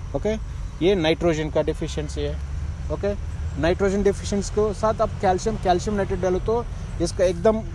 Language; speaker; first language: Hindi; non-native, local second language; Telugu